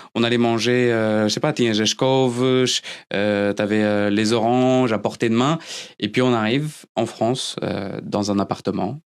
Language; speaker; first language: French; early bilingual, other home language; Portuguese